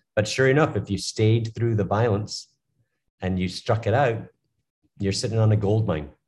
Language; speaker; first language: English; native; English